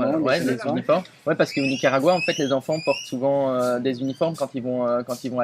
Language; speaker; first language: French; native; French